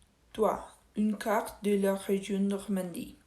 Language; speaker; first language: French; non-native, learner; Spanish